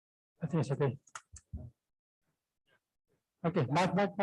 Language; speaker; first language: English; non-native, fluent; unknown